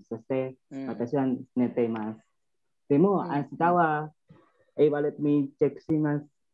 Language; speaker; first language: Japanese; non-native, learner; Indonesian